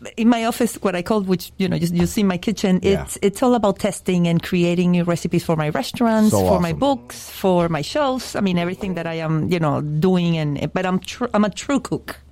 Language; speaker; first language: English; non-native, fluent; Spanish